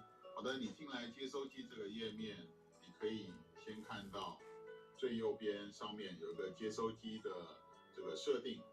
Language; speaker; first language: Chinese; native; Chinese